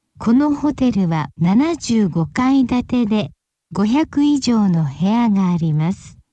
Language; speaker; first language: Japanese; non-native, fluent; English